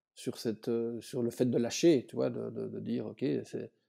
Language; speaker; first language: French; native; French